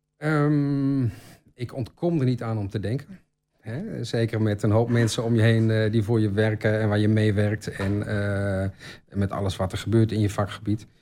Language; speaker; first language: Dutch; native; Dutch